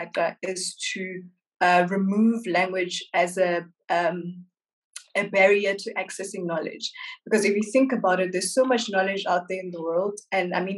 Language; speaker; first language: English; non-native, local second language; Southern Sotho